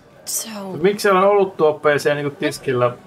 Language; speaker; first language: Finnish; native; Finnish